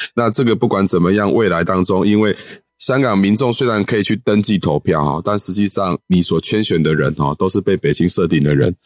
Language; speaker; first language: Chinese; native; Chinese